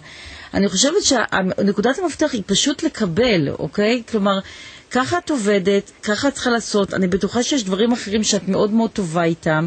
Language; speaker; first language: Hebrew; native; Hebrew